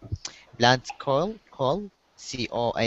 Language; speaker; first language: English; non-native, learner; Arabic